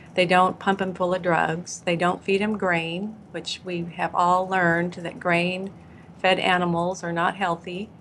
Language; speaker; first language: English; native; English